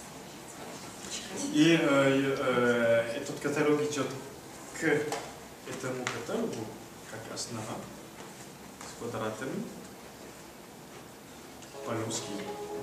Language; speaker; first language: Russian; non-native, learner; French